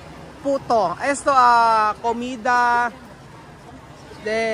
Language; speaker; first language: Spanish; non-native, learner; Filipino